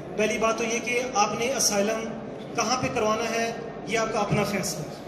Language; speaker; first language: Urdu; non-native, local second language; Punjabi